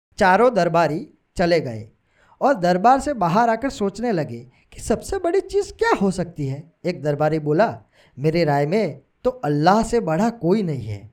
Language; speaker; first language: Hindi; non-native, local second language; Gujarati